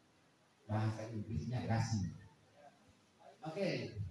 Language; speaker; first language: Indonesian; native; Indonesian